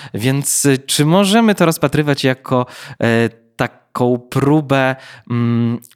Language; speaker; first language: Polish; native; Polish